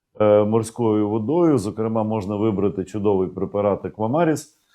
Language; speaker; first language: Ukrainian; native; Ukrainian